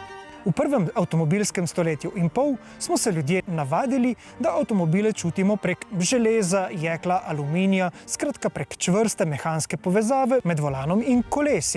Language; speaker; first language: Slovenian; native; Slovenian